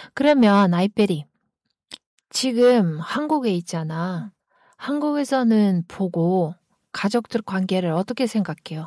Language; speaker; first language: Korean; non-native, fluent; Kyrgyz